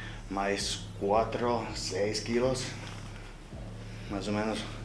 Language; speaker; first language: Portuguese; non-native, learner; Finnish